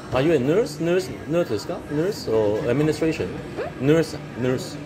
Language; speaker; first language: English; non-native, local second language; Cantonese